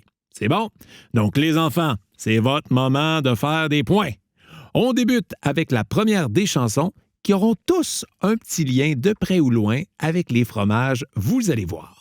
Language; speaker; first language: French; native; French